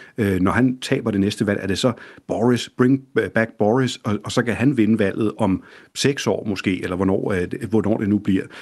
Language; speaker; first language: Danish; native; Danish